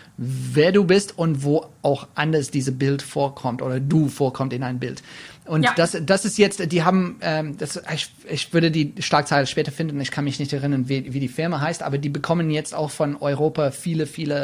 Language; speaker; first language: German; non-native, fluent; English